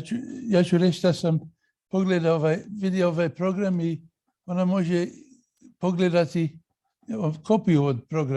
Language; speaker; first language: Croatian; early bilingual, heritage; English